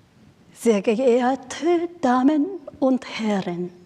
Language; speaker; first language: German; non-native, fluent; Japanese